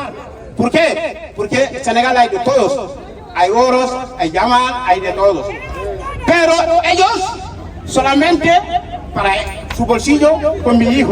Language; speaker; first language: Spanish; non-native, learner; Wolof